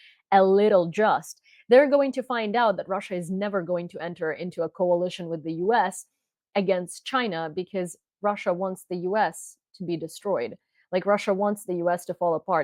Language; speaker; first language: English; non-native, fluent; Ukrainian